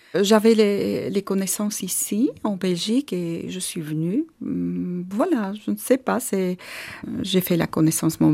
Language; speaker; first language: French; non-native, fluent; Armenian